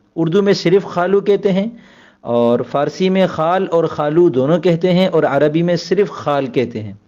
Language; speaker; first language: Urdu; native; Urdu